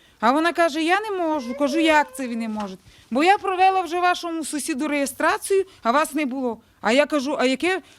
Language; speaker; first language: Ukrainian; native; Ukrainian